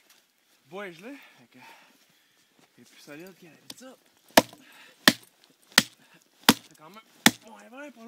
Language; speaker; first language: French; native; French